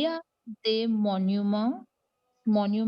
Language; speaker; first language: French; non-native, learner; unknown